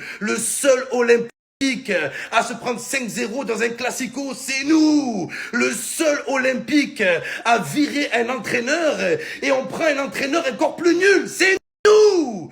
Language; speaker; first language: French; native; French